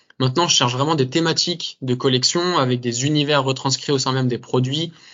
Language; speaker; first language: French; native; French